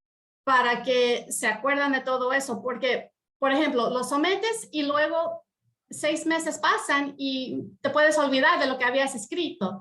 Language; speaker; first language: Spanish; early bilingual, heritage; Spanish